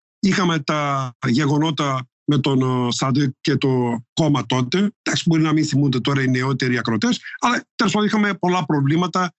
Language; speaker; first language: Greek; non-native, local second language; Turkish